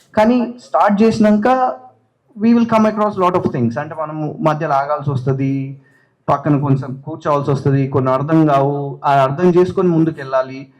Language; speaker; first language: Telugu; native; Telugu